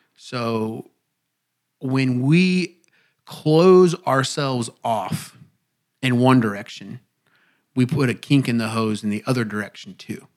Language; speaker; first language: English; native; English